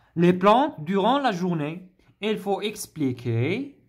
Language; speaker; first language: French; non-native, local second language; Arabic